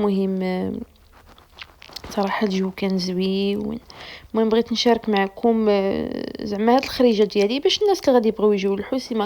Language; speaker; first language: Arabic; native; Arabic